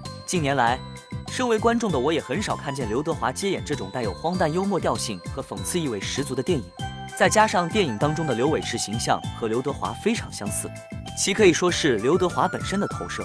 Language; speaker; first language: Chinese; native; Chinese